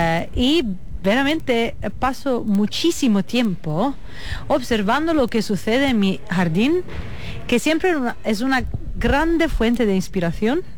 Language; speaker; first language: Spanish; non-native, fluent; Italian